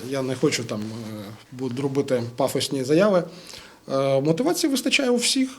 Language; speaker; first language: Ukrainian; non-native, local second language; Russian